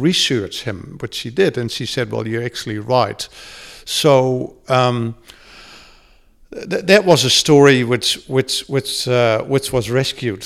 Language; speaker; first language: English; non-native, fluent; Dutch